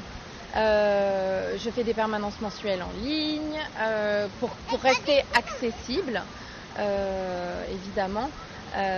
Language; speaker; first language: French; native; French